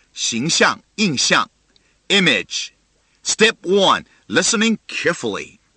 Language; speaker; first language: English; non-native, fluent; Chinese